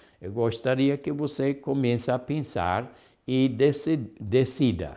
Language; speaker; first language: Portuguese; non-native, fluent; German